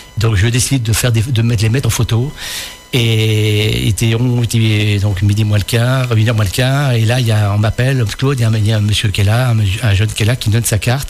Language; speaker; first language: French; native; French